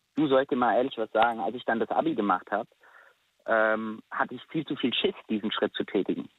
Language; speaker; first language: German; native; German